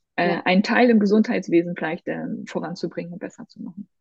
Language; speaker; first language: German; native; German